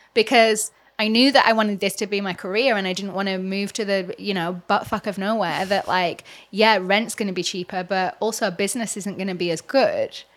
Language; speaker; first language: English; native; English